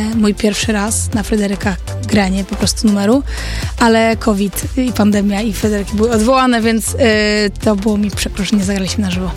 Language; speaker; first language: Polish; early bilingual, heritage; Polish